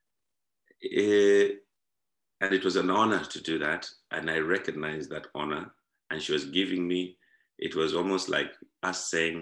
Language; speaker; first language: English; non-native, local second language; Shona